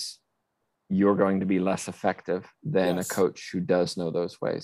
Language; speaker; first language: English; native; English